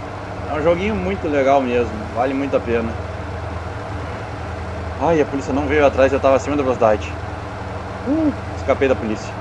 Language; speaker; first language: Portuguese; native; Portuguese